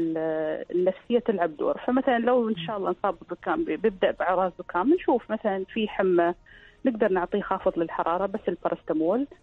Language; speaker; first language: Arabic; native; Arabic